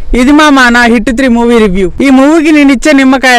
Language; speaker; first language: Telugu; native; Telugu